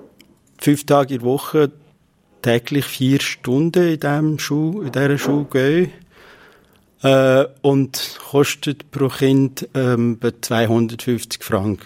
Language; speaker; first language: German; non-native, fluent; Kurdish